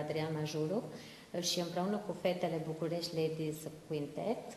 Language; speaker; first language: Romanian; non-native, fluent; Albanian